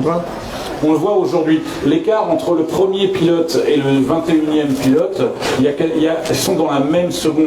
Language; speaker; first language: French; native; French